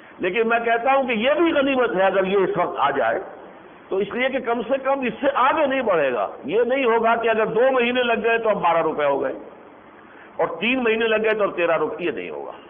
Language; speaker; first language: Urdu; native; Urdu